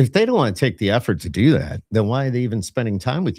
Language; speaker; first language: English; native; English